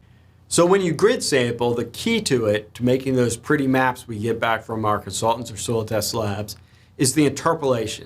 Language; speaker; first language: English; native; English